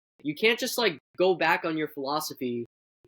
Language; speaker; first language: English; native; English